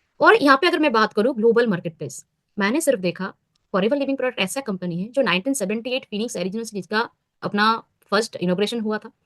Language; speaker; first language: Hindi; non-native, local second language; Bangla